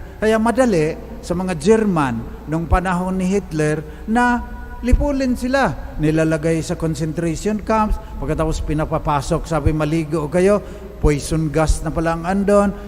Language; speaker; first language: Filipino; non-native, local second language; Cebuano